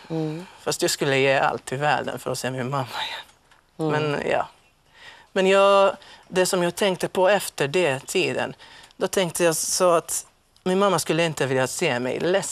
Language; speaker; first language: Swedish; non-native, fluent; Maltese